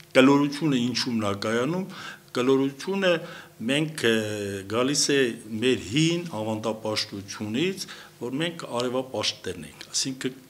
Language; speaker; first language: Armenian; non-native, local second language; Kurdish